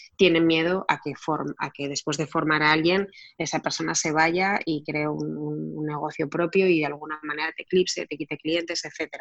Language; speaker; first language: Spanish; native; Spanish